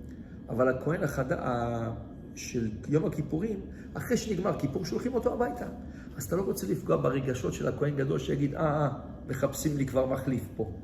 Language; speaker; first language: Hebrew; non-native, fluent; French